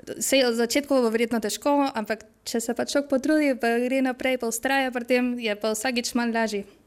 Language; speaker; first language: Slovenian; early bilingual, heritage; Slovenian